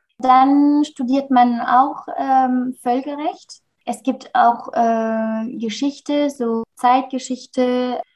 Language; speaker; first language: German; non-native, fluent; French